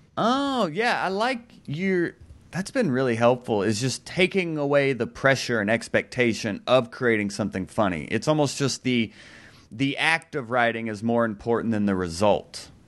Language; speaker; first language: English; native; English